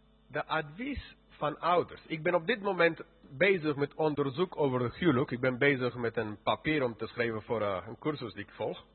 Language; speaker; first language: Dutch; non-native, fluent; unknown